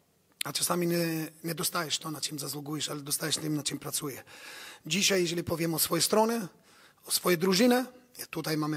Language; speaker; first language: Polish; non-native, learner; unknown